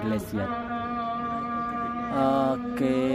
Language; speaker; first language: English; non-native, learner; Hindi